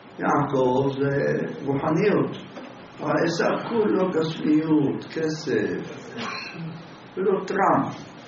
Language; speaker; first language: Hebrew; native; Hebrew